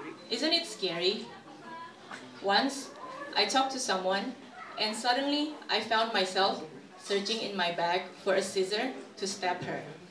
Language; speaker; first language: English; early bilingual, other home language; Indonesian